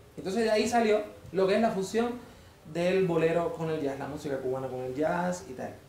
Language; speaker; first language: Spanish; native; Spanish